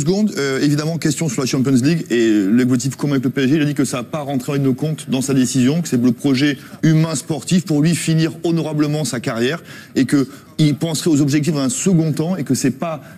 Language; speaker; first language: French; native; French